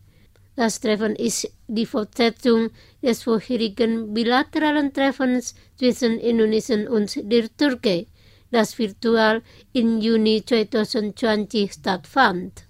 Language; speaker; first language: German; non-native, fluent; Indonesian